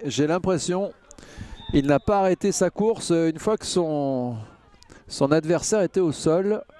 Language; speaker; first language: French; native; French